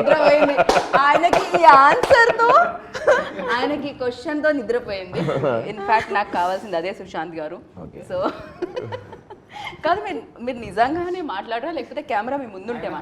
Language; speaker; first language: Telugu; native; Telugu